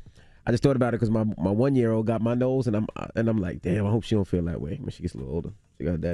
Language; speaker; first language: English; native; English